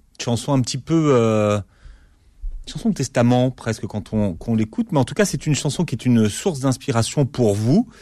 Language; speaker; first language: French; native; French